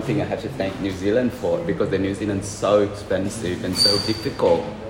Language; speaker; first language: English; non-native, fluent; Vietnamese